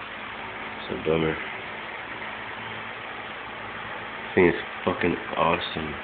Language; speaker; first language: English; native; English